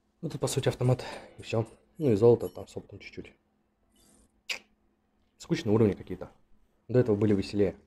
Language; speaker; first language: Russian; native; Russian